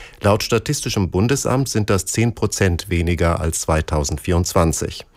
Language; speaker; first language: German; native; German